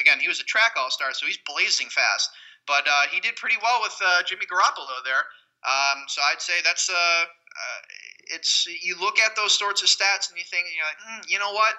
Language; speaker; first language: English; native; English